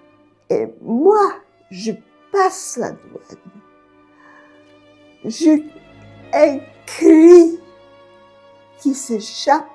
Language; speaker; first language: French; non-native, fluent; Bulgarian